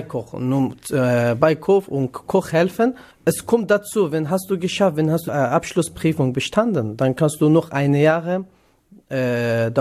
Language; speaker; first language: German; non-native, learner; Kurdish